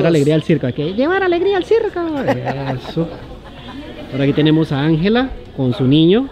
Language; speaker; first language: Spanish; native; Spanish